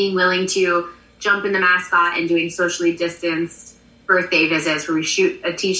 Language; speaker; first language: English; native; English